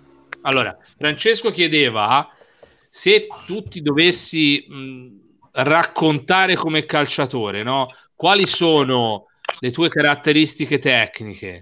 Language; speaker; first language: Italian; native; Italian